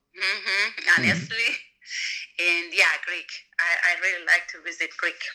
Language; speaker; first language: English; non-native, learner; Persian